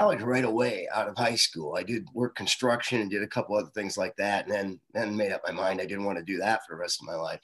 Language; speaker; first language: English; native; English